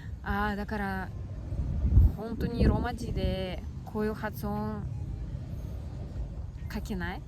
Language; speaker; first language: Japanese; non-native, learner; Russian